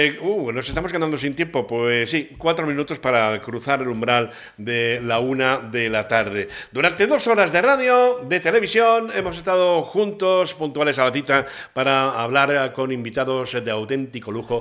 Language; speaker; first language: Spanish; native; Spanish